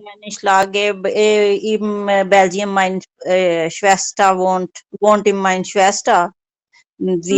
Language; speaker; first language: German; non-native, learner; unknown